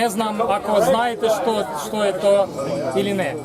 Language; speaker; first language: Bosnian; non-native, learner; Ukrainian